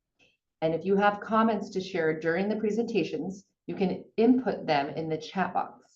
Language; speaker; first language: English; native; English